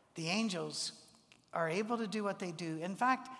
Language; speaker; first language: English; native; English